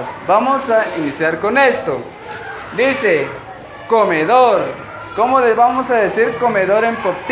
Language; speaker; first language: Spanish; non-native, local second language; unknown